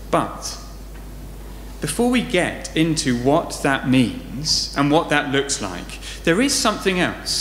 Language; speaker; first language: English; native; English